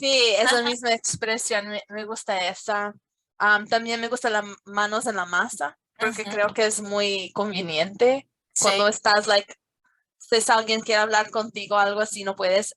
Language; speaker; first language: Spanish; non-native, fluent; English